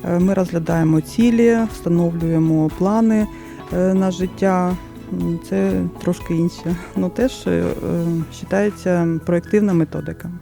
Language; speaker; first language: Ukrainian; non-native, local second language; Russian